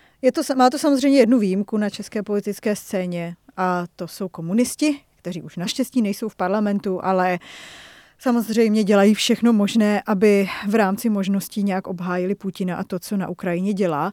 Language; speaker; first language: Czech; native; Czech